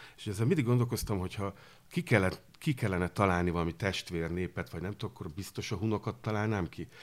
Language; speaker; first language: Hungarian; native; Hungarian